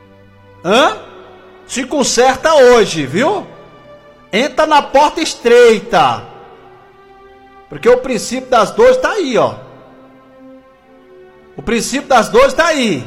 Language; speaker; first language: Portuguese; native; Portuguese